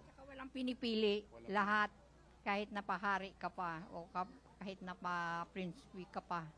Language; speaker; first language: Filipino; non-native, local second language; Cebuano